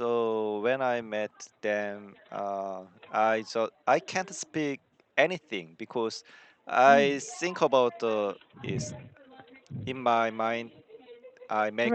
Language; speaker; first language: English; non-native, learner; Korean